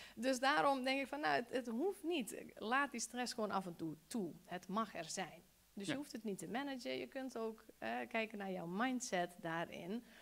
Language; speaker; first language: Dutch; early bilingual, other home language; Bosnian